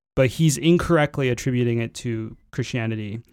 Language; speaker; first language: English; native; English